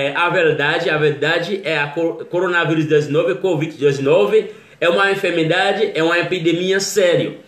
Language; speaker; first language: Portuguese; non-native, learner; Haitian Creole